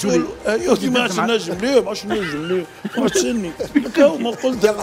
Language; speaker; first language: Arabic; native; Arabic